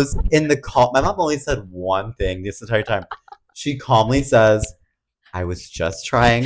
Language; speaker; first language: English; native; English